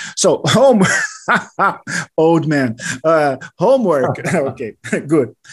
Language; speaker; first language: English; non-native, learner; Portuguese